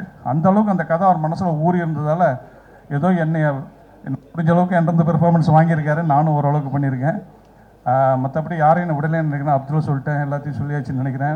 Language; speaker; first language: Tamil; native; Tamil